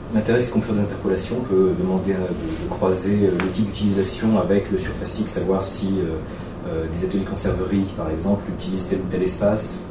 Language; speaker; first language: French; native; French